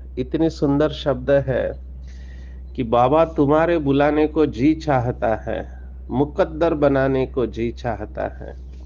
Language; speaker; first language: Hindi; non-native, local second language; Marathi